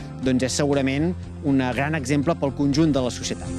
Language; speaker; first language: Catalan; native; Catalan